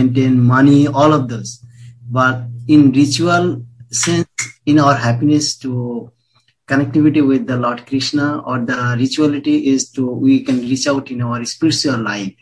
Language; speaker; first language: English; non-native, local second language; Hindi